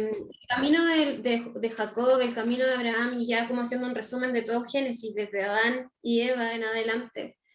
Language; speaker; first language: Spanish; native; Spanish